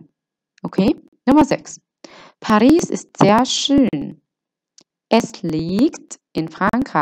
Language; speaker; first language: German; non-native, fluent; Arabic